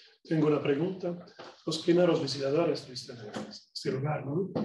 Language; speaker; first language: Spanish; non-native, fluent; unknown